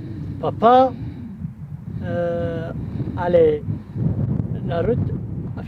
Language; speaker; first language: French; non-native, learner; Arabic